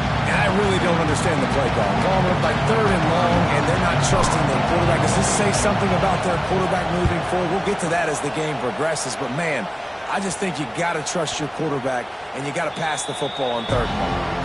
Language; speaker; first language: English; native; English